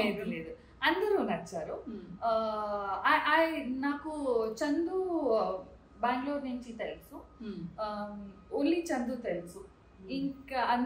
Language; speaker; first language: Telugu; non-native, learner; Kannada